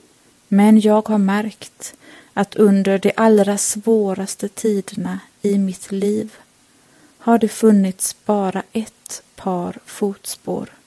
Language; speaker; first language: Swedish; native; Swedish